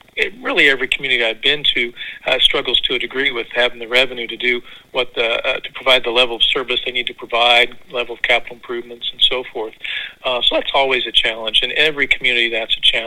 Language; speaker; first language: English; native; English